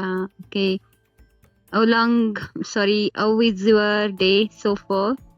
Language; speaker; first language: English; non-native, learner; Kannada